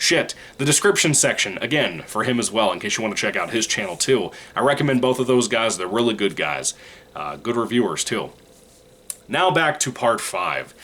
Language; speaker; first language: English; native; English